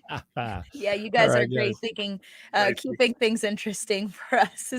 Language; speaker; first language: English; native; English